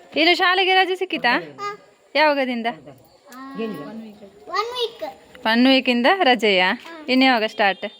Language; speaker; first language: Kannada; non-native, local second language; Konkani